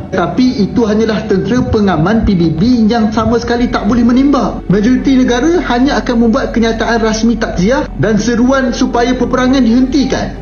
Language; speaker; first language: Malay; native; Malay